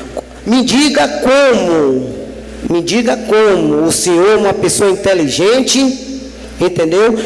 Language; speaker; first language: Portuguese; native; Portuguese